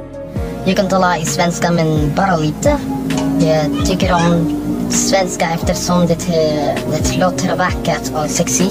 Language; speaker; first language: Swedish; non-native, learner; Filipino